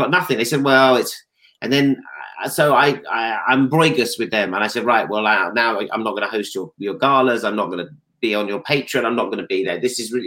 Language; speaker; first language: English; native; English